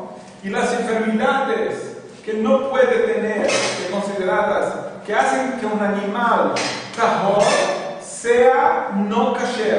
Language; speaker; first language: Spanish; non-native, fluent; Portuguese